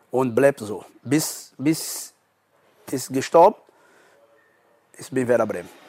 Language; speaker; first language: German; non-native, learner; Portuguese